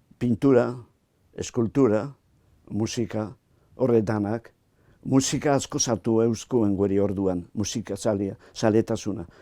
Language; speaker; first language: Basque; native; Basque